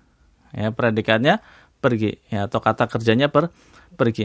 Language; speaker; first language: Indonesian; native; Indonesian